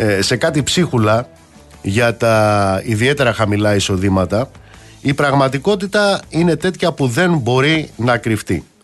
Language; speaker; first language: Greek; native; Greek